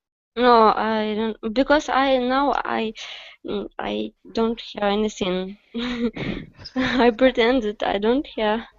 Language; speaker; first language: English; non-native, learner; Russian